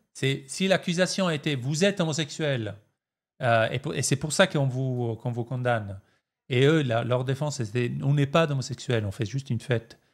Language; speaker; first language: French; non-native, fluent; Italian